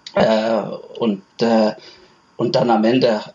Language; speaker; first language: German; non-native, fluent; Norwegian